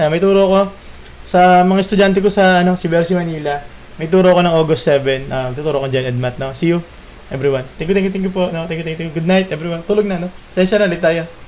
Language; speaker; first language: Filipino; native; Filipino